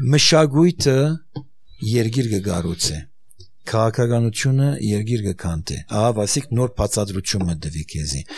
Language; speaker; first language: Armenian; early bilingual, heritage; Armenian